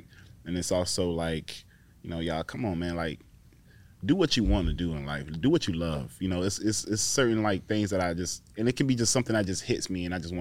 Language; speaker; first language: English; native; English